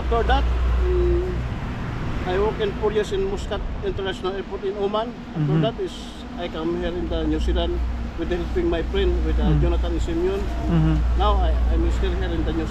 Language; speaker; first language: English; non-native, learner; Filipino